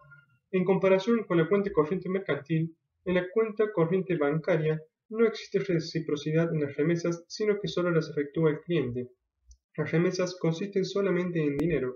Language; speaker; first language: Spanish; native; Spanish